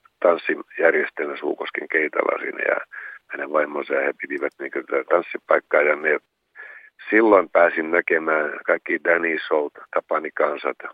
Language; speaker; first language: Finnish; native; Finnish